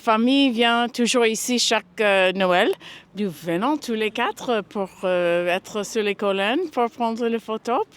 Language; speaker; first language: French; non-native, fluent; English